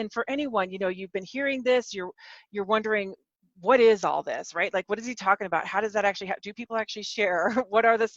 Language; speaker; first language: English; native; English